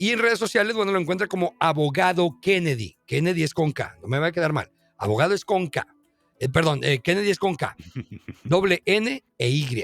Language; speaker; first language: Spanish; native; Spanish